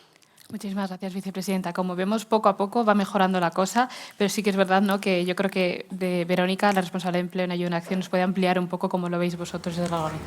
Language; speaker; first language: Spanish; native; Spanish